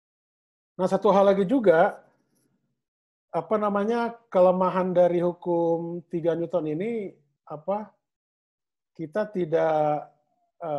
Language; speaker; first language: Indonesian; native; Indonesian